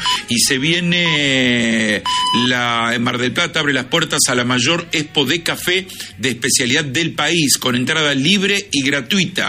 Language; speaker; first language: Spanish; native; Spanish